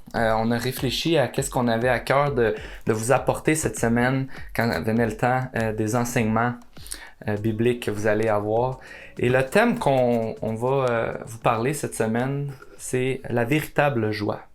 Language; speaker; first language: French; native; French